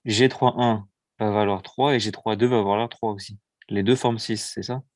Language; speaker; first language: French; native; French